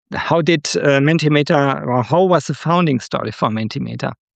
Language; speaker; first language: English; non-native, fluent; German